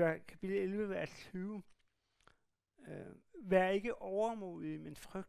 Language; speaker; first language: Danish; native; Danish